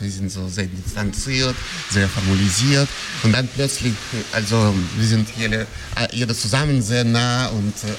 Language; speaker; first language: German; non-native, fluent; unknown